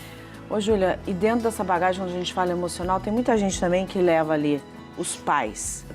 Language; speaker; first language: Portuguese; native; Portuguese